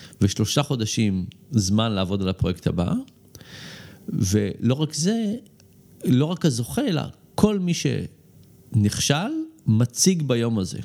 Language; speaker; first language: Hebrew; early bilingual, other home language; English